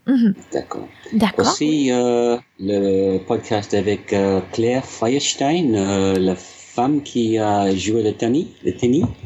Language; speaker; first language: French; non-native, learner; English